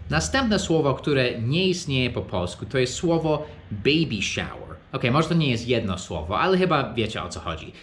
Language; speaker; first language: Polish; non-native, fluent; English